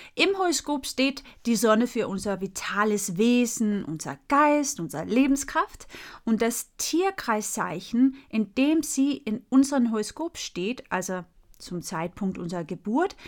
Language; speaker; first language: German; non-native, fluent; Danish